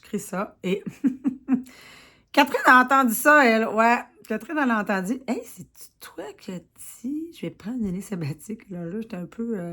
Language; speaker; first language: French; native; French